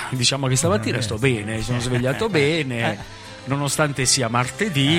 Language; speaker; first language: Italian; native; Italian